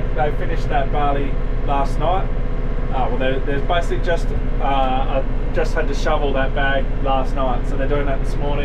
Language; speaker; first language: English; native; English